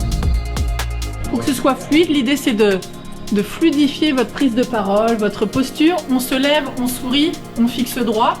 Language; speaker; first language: French; native; French